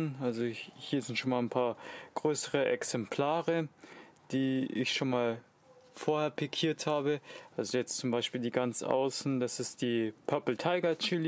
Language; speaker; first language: German; native; German